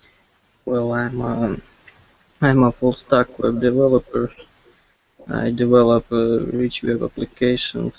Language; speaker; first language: English; non-native, learner; Russian